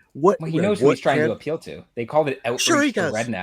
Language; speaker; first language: English; native; English